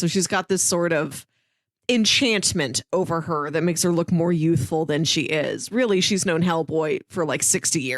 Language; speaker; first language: English; native; English